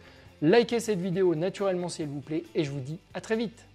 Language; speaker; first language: French; native; French